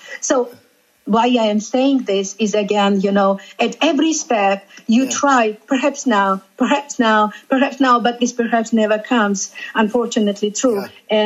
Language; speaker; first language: English; non-native, fluent; Georgian